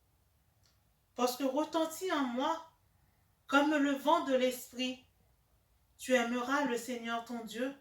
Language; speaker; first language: French; native; French